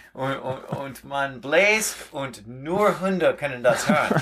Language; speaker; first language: German; non-native, learner; English